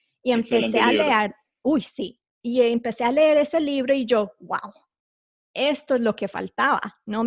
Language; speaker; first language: Spanish; early bilingual, heritage; Spanish